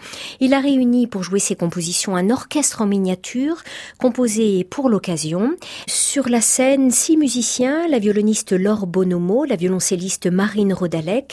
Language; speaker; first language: French; native; French